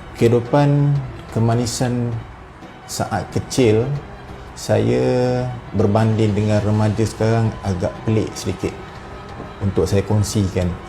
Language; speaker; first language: Malay; native; Malay